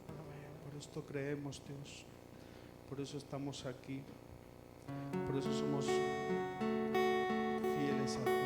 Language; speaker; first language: Spanish; native; Spanish